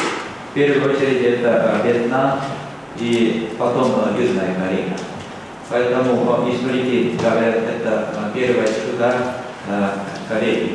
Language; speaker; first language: Russian; non-native, learner; Korean